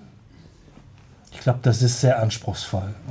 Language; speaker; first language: German; native; German